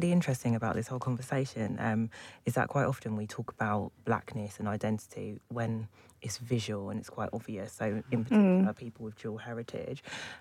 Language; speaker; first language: English; native; English